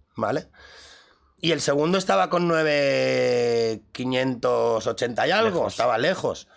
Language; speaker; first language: Spanish; native; Spanish